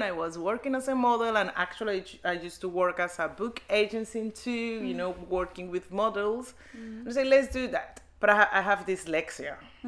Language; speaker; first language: English; non-native, learner; Spanish